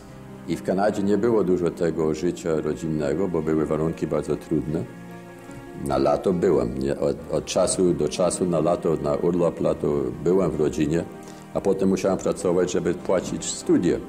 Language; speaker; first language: Polish; early bilingual, heritage; Polish